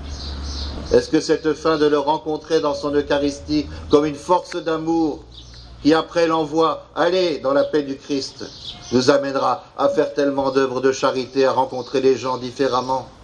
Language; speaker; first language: French; native; French